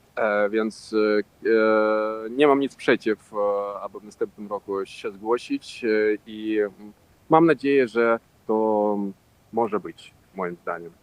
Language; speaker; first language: Polish; non-native, local second language; Russian